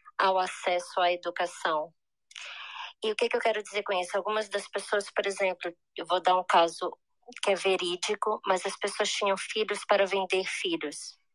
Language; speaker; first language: Portuguese; native; Portuguese